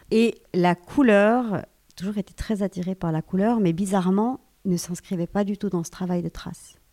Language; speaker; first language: French; native; French